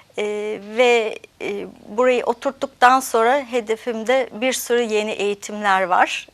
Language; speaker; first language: Turkish; early bilingual, heritage; Turkish